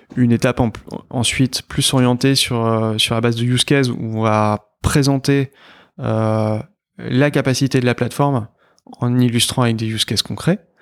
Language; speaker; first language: French; native; French